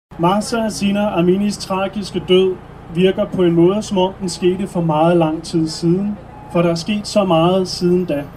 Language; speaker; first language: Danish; native; Danish